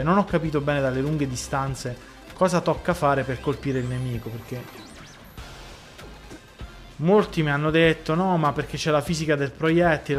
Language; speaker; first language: Italian; native; Italian